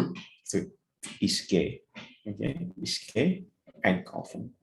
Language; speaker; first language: German; non-native, fluent; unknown